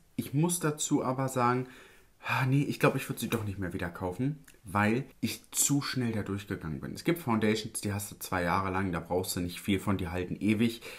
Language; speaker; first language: German; early bilingual, other home language; Italian